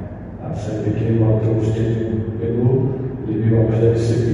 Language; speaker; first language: Indonesian; non-native, fluent; Portuguese